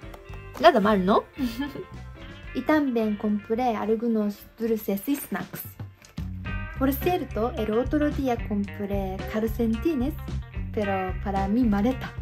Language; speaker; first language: Spanish; non-native, fluent; Japanese